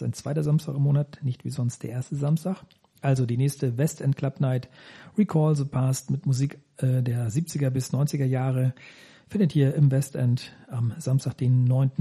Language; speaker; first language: German; native; German